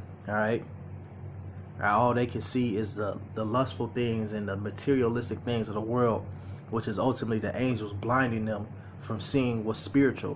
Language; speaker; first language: English; native; English